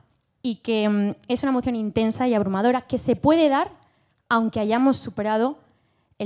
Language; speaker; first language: Spanish; native; Spanish